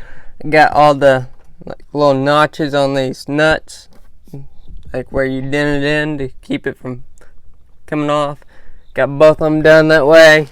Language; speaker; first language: English; native; English